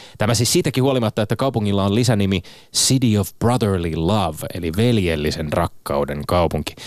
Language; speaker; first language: Finnish; native; Finnish